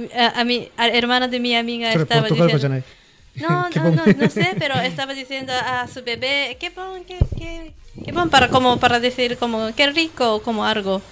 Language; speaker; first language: Spanish; non-native, fluent; Japanese